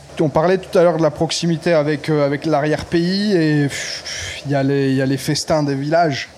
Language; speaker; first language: French; native; French